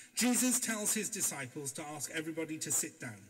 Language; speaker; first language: English; native; English